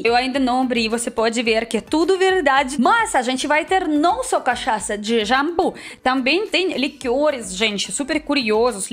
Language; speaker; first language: Portuguese; non-native, learner; Russian